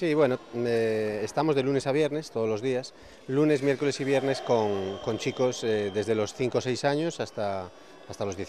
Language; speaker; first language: Spanish; native; Spanish